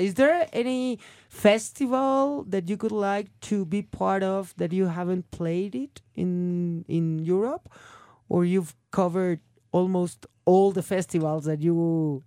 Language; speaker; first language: English; non-native, fluent; Spanish